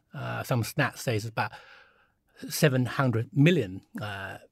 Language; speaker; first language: English; early bilingual, other home language; Chinese